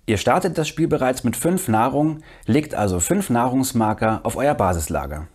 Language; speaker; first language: German; native; German